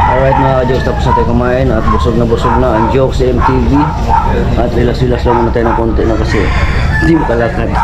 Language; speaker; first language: Filipino; non-native, local second language; Cebuano